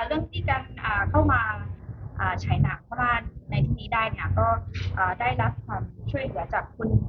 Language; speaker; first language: Thai; non-native, fluent; Burmese